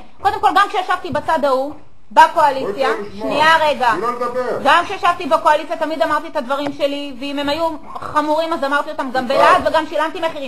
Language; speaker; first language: Hebrew; native; Hebrew